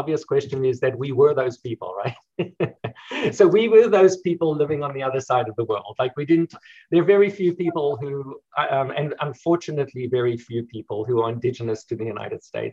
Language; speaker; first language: English; native; English